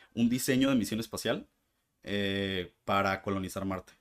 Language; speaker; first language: Spanish; native; Spanish